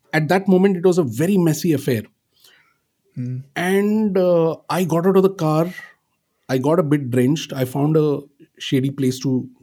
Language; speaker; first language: English; non-native, local second language; Marathi